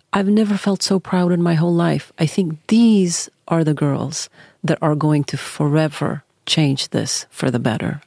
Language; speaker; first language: English; early bilingual, other home language; Norwegian